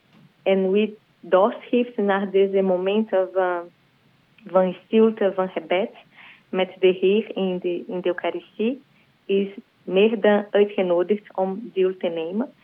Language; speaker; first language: Dutch; non-native, learner; Portuguese